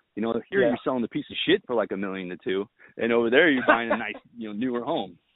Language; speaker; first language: English; early bilingual, other home language; Romanian